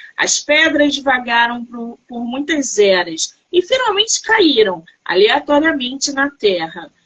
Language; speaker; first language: Portuguese; native; Portuguese